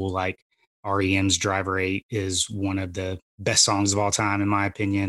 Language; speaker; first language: English; native; English